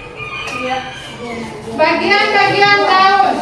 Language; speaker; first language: Indonesian; native; Indonesian